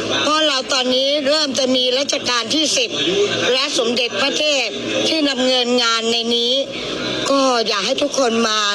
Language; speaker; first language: Thai; native; Thai